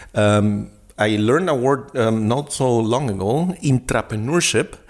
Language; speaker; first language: English; non-native, fluent; Spanish